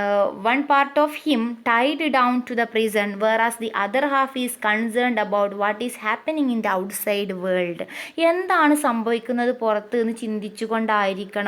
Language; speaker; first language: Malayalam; native; Malayalam